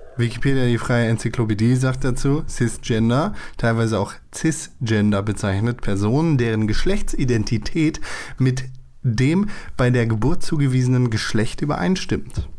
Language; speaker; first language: German; native; German